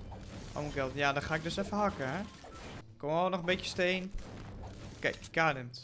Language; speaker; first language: Dutch; native; Dutch